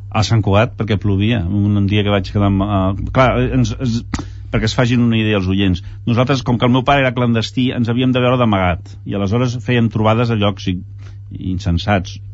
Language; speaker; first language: Catalan; early bilingual, heritage; Catalan